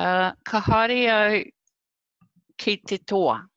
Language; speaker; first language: Māori; non-native, learner; English